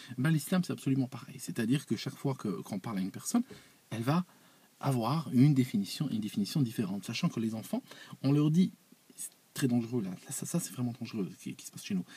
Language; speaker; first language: French; non-native, local second language; Arabic